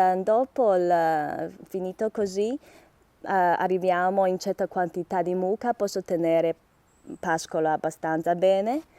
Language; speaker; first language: Italian; non-native, learner; Chinese